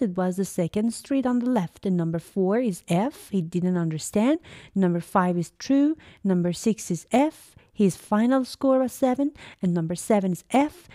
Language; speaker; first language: English; non-native, fluent; Persian